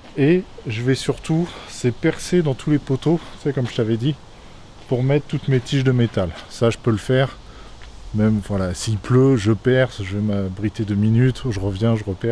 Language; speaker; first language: French; native; French